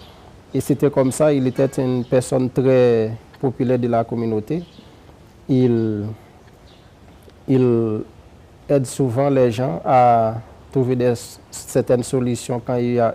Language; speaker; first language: French; non-native, local second language; Haitian Creole